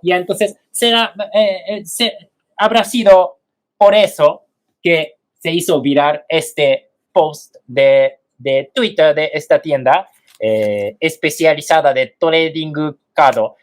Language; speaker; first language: Spanish; non-native, fluent; Japanese